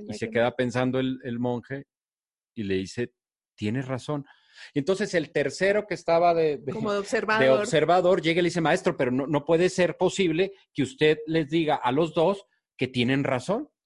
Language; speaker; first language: Spanish; native; Spanish